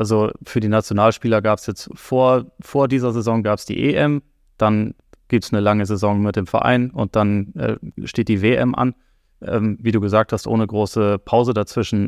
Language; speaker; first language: German; native; German